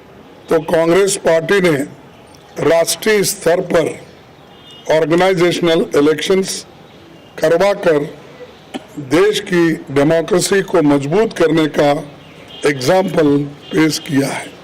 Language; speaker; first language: Hindi; non-native, local second language; Kannada